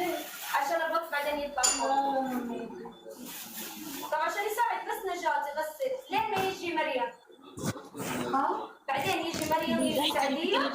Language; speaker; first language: Arabic; non-native, learner; Amharic